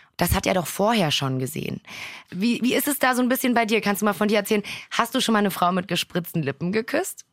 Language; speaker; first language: German; native; German